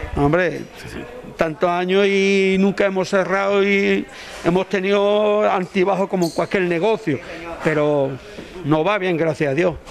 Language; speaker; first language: Spanish; native; Spanish